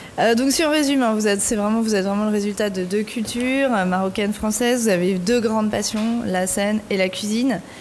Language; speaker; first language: French; native; French